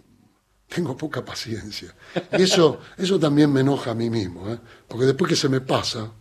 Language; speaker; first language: Spanish; native; Spanish